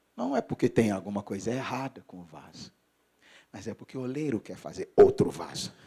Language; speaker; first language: Portuguese; non-native, fluent; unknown